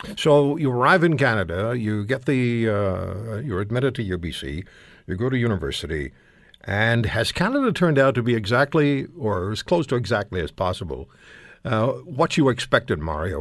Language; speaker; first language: English; non-native, fluent; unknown